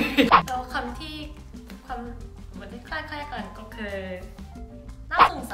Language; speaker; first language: Thai; non-native, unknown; Korean